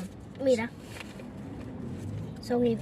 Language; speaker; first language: Spanish; early bilingual, other home language; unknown